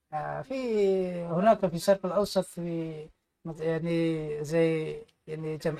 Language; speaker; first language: Arabic; non-native, fluent; Indonesian